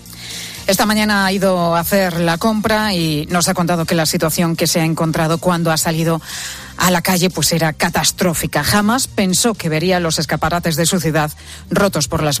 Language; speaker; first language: Spanish; native; Spanish